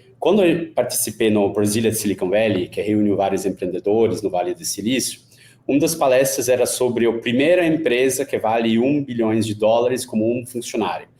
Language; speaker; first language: Portuguese; non-native, fluent; Hungarian